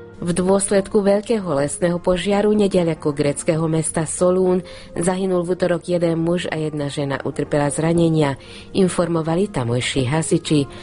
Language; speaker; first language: Slovak; non-native, local second language; Hungarian